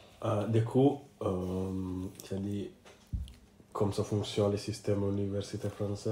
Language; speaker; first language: French; non-native, learner; English